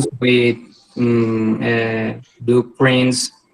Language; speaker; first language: English; non-native, learner; Spanish